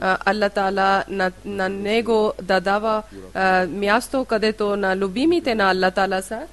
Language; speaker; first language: Bulgarian; non-native, learner; Urdu